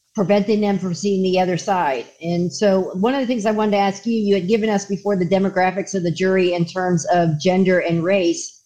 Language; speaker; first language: English; native; English